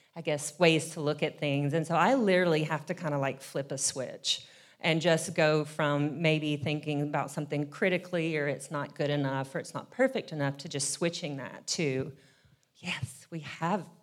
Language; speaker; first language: English; native; English